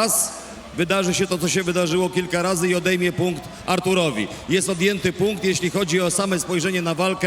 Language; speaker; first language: Polish; native; Polish